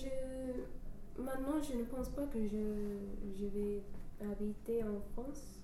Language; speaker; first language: French; non-native, fluent; English